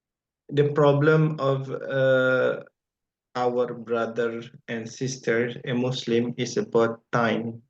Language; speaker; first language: English; non-native, fluent; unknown